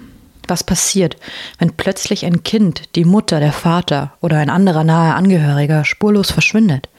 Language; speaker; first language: German; native; German